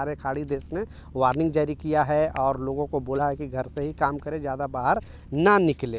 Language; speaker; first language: Hindi; native; Hindi